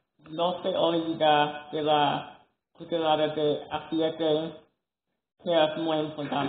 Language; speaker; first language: Spanish; non-native, learner; English